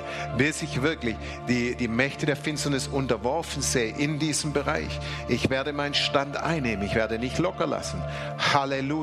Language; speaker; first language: German; native; German